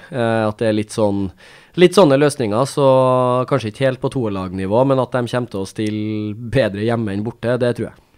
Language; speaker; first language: Norwegian; native; Norwegian